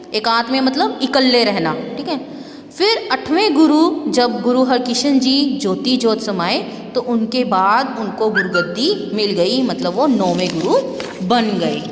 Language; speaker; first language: Hindi; non-native, local second language; Punjabi